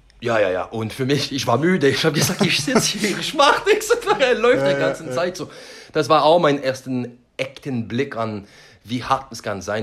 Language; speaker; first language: German; non-native, learner; French